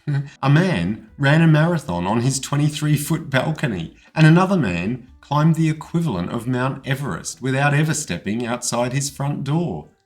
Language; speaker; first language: English; native; English